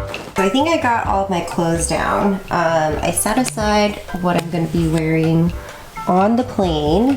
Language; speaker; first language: English; native; English